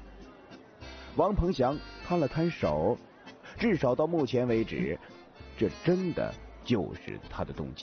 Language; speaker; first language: Chinese; native; Chinese